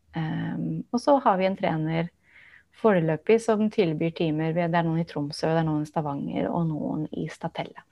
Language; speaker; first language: Norwegian; non-native, fluent; English